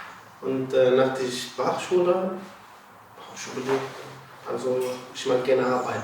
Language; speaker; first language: German; non-native, learner; Arabic